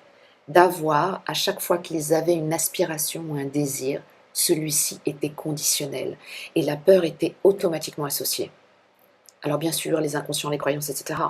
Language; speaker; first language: French; native; French